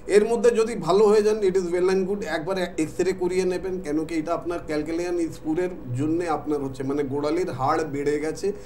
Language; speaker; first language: Bangla; non-native, local second language; Hindi